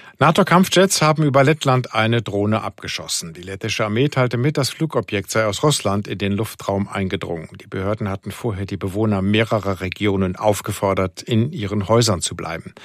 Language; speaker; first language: German; native; German